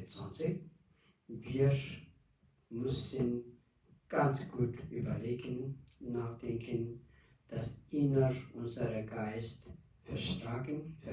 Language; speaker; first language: German; non-native, learner; Tibetan